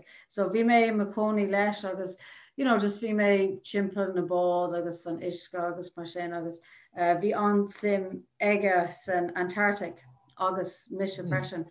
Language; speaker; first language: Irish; non-native, local second language; English